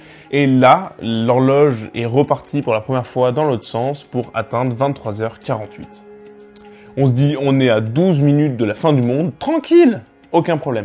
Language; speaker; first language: French; native; French